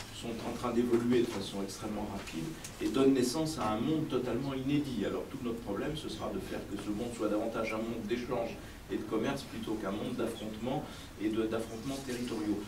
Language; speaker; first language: French; native; French